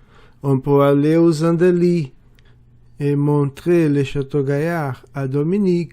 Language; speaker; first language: French; non-native, learner; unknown